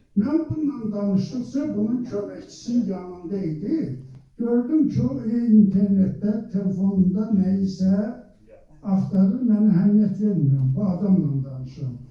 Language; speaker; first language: Azerbaijani; native; Azerbaijani